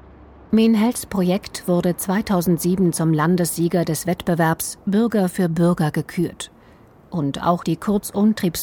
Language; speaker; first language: German; native; German